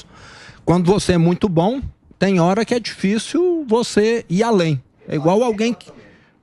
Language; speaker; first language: Portuguese; native; Portuguese